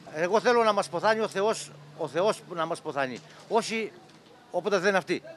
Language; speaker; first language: Greek; native; Greek